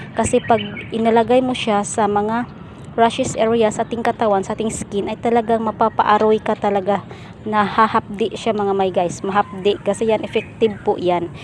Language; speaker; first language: Filipino; non-native, local second language; Cebuano